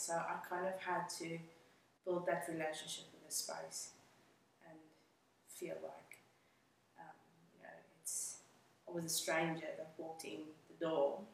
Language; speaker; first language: English; non-native, local second language; Afrikaans